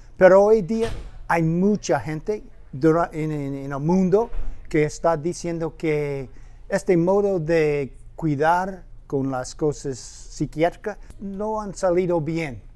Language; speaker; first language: Spanish; non-native, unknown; English